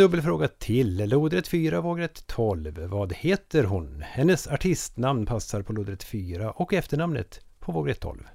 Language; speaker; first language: Swedish; native; Swedish